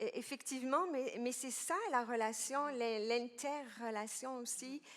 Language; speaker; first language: French; non-native, local second language; Arabic